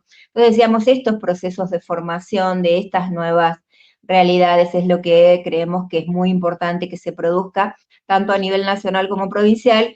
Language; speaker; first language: Spanish; native; Spanish